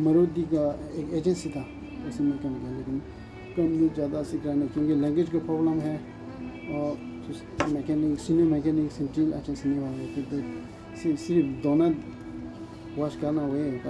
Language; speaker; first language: Hindi; non-native, learner; Tibetan